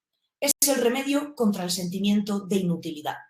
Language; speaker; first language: Spanish; native; Spanish